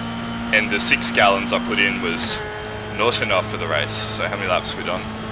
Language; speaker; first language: English; native; English